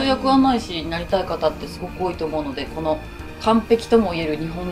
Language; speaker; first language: Japanese; native; Japanese